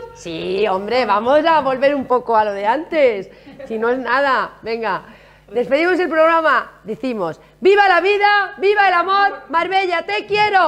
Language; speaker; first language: Spanish; native; Spanish